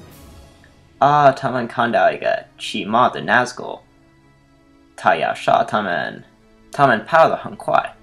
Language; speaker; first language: Chinese; non-native, learner; English